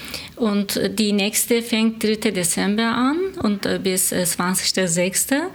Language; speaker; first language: German; non-native, learner; Turkish